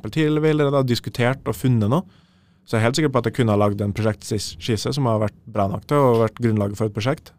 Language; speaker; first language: Norwegian; native; Norwegian